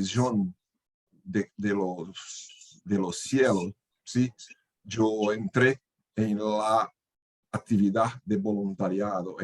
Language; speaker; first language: Spanish; non-native, fluent; Portuguese